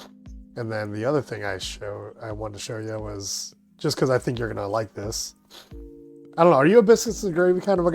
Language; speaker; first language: English; native; English